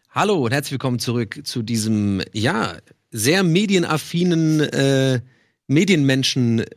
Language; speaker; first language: German; non-native, fluent; English